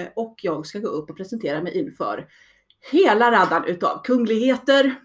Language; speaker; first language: Swedish; native; Swedish